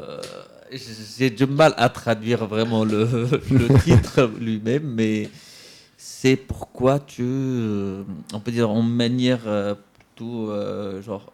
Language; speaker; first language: French; non-native, fluent; Central Kurdish